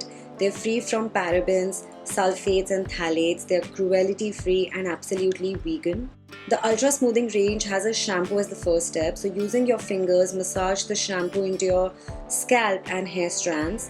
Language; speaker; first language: English; non-native, local second language; Hindi